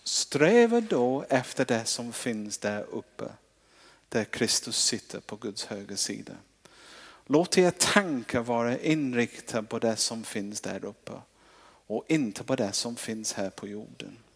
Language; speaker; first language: Swedish; non-native, fluent; English